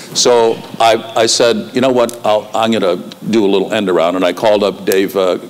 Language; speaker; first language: English; native; English